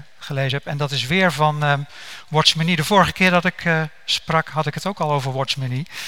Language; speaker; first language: Dutch; native; Dutch